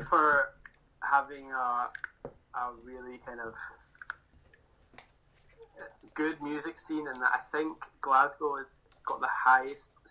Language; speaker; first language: English; native; English